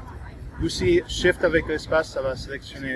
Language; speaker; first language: French; non-native, fluent; English